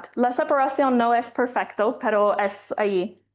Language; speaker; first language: Spanish; non-native, fluent; English